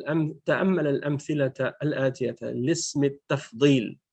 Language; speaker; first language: Arabic; non-native, fluent; French